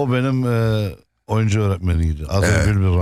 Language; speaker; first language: Turkish; non-native, fluent; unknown